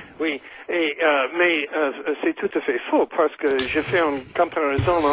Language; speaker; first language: French; non-native, fluent; English